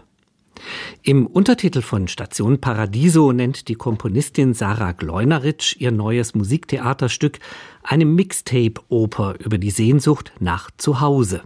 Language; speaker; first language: German; native; German